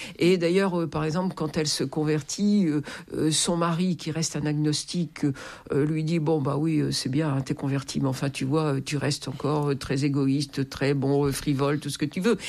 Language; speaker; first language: French; native; French